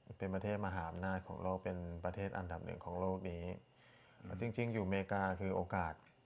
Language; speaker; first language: Thai; early bilingual, other home language; Korean